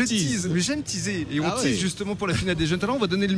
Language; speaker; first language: French; native; French